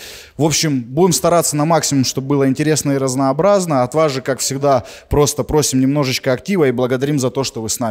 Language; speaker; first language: Russian; native; Russian